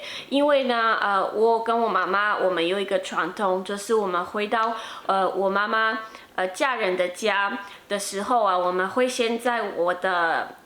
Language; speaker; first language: Chinese; non-native, fluent; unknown